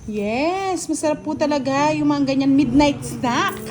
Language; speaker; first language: Filipino; native; Filipino